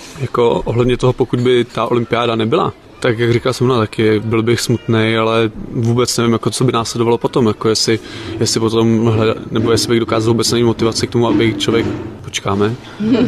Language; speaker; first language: Czech; native; Czech